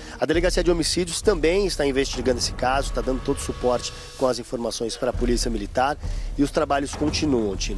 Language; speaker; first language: Portuguese; native; Portuguese